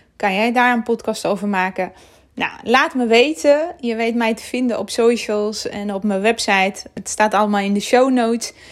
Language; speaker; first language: Dutch; non-native, fluent; Armenian